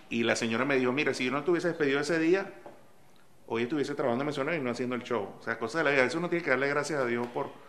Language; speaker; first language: Spanish; native; Spanish